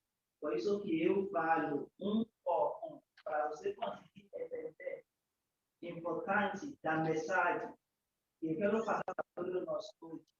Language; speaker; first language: Portuguese; non-native, learner; Yoruba